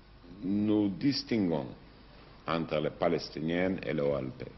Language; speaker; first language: French; non-native, fluent; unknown